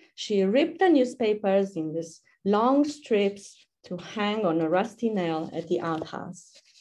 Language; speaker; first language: English; non-native, fluent; Romanian